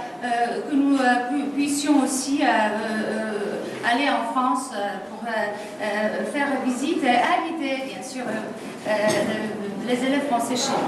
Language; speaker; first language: French; non-native, fluent; Polish